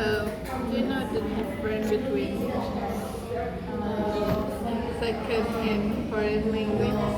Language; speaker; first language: English; non-native, learner; Indonesian